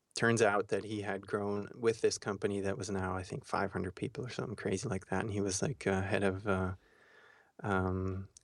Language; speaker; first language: English; early bilingual, heritage; German